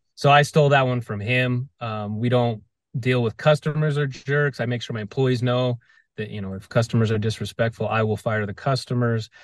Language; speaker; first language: English; native; English